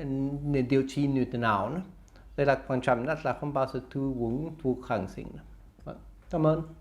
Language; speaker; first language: Vietnamese; non-native, learner; Swedish